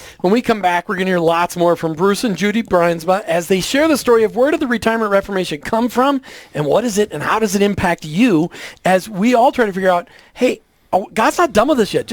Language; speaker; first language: English; native; English